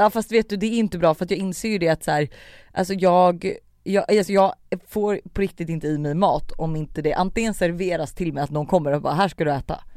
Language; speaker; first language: Swedish; native; Swedish